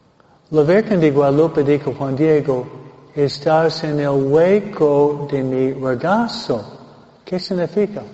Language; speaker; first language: Spanish; non-native, fluent; English